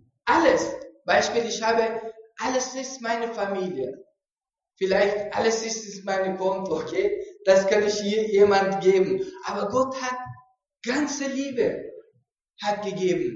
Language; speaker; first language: German; non-native, learner; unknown